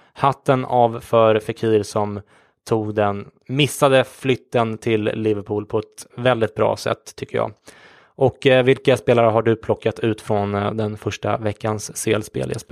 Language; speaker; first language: Swedish; native; Swedish